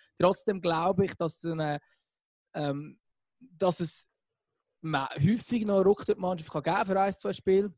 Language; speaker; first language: German; native; German